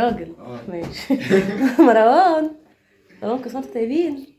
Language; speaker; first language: Arabic; native; Arabic